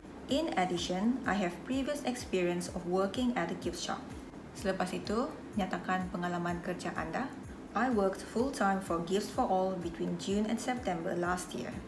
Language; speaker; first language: English; non-native, local second language; Malay